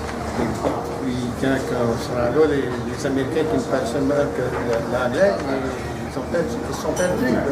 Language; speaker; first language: French; early bilingual, heritage; French